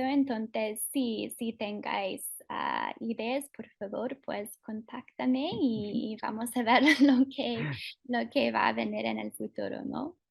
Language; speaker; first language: Spanish; non-native, fluent; English